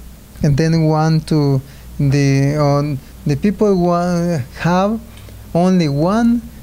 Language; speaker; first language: English; non-native, learner; Spanish